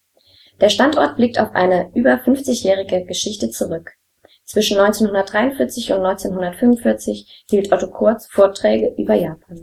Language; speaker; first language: German; native; German